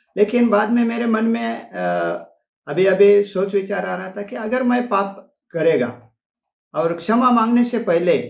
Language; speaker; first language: Hindi; non-native, local second language; Marathi